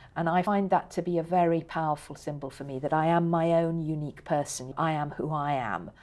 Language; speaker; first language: English; early bilingual, other home language; Persian